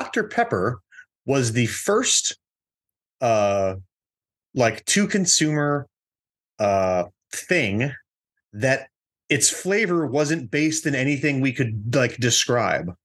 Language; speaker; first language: English; native; English